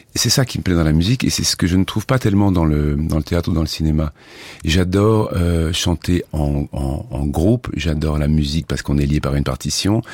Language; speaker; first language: French; native; French